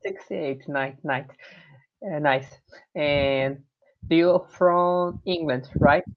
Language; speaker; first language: English; non-native, learner; Portuguese